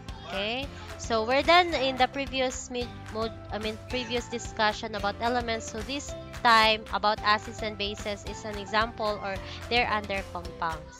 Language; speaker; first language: English; non-native, local second language; Cebuano